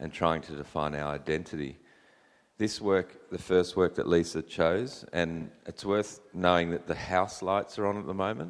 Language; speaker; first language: English; native; English